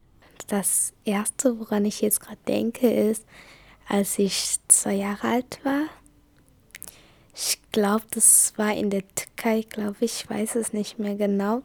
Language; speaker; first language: German; early bilingual, other home language; Kurdish